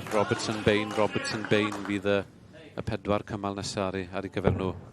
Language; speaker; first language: Welsh; native; Welsh